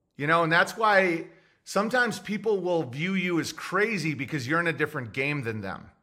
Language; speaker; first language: English; native; English